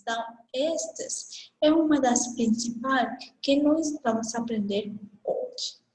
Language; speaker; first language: Portuguese; non-native, fluent; Spanish